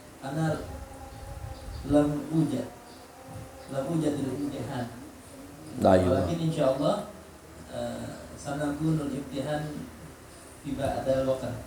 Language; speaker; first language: Arabic; non-native, learner; Indonesian